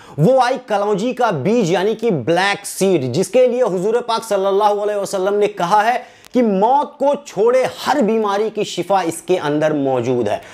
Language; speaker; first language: Hindi; native; Hindi